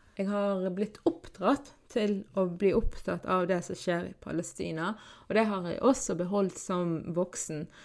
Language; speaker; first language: Norwegian; early bilingual, other home language; Arabic